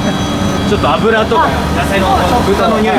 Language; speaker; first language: Japanese; native; Japanese